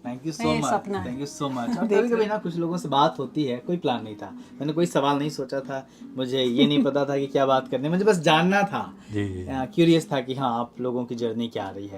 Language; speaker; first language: Hindi; native; Hindi